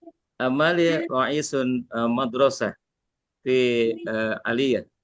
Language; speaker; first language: Arabic; non-native, learner; Indonesian